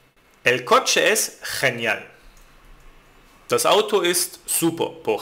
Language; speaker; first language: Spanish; non-native, fluent; German